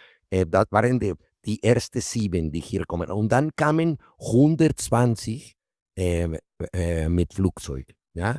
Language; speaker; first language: German; non-native, fluent; Spanish